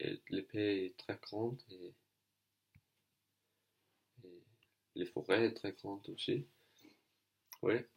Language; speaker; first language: French; non-native, learner; Danish